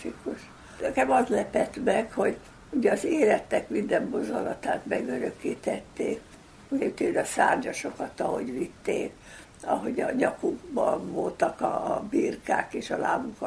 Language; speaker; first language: Hungarian; native; Hungarian